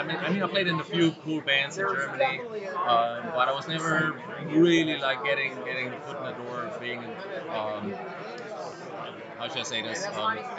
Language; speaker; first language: English; non-native, fluent; German